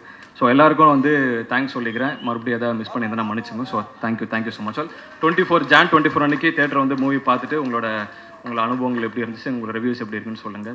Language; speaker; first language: Tamil; native; Tamil